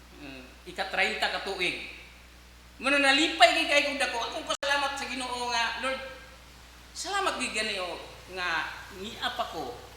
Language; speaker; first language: Cebuano; native; Cebuano